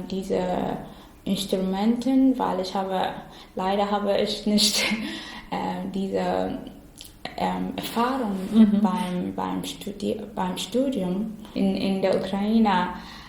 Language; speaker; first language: German; non-native, learner; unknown